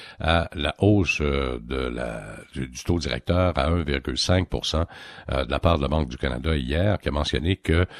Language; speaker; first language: French; native; French